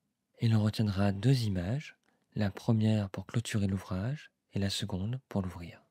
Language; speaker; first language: French; native; French